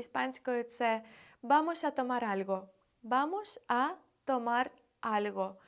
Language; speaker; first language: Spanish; non-native, fluent; Ukrainian